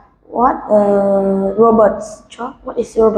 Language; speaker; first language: English; non-native, learner; Vietnamese